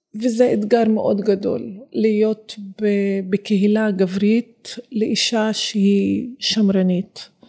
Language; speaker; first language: Hebrew; non-native, local second language; Arabic